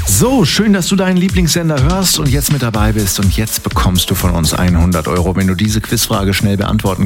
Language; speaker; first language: German; native; German